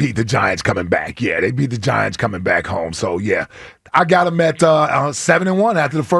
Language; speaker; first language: English; native; English